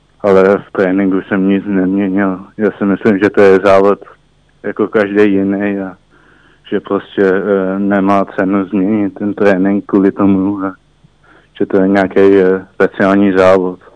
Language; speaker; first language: Czech; early bilingual, heritage; Czech